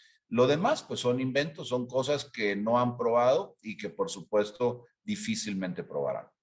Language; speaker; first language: Spanish; native; Spanish